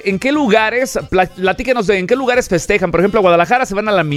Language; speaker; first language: Spanish; native; Spanish